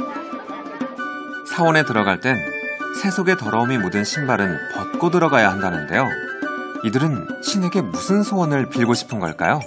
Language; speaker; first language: Korean; native; Korean